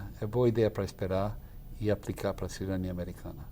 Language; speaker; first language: Portuguese; non-native, fluent; English